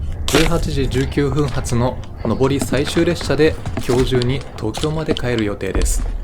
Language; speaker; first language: Japanese; native; Japanese